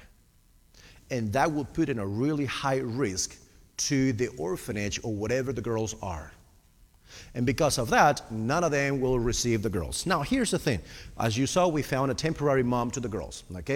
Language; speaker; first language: English; non-native, fluent; Spanish